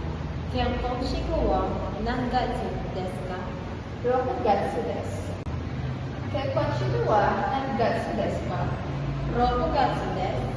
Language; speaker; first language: Japanese; non-native, learner; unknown